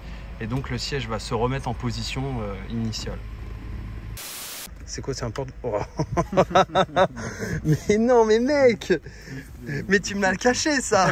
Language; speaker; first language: French; native; French